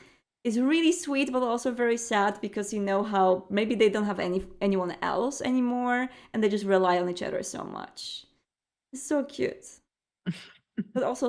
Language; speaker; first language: English; non-native, fluent; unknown